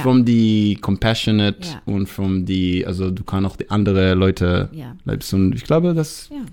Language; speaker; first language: German; non-native, learner; Hebrew